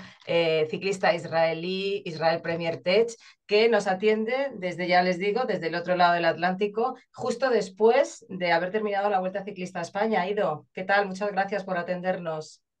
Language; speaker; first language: Spanish; native; Spanish